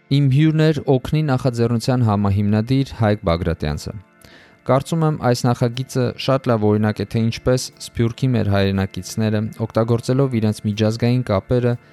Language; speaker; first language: Armenian; native; Armenian